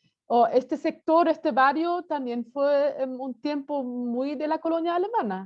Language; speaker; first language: Spanish; non-native, fluent; German